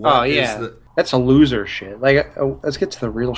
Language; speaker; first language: English; native; English